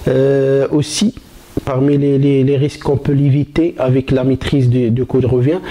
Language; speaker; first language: French; non-native, local second language; Arabic